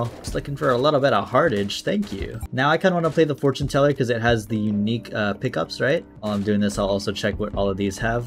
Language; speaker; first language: English; native; English